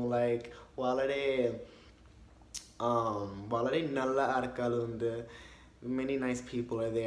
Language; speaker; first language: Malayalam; non-native, learner; English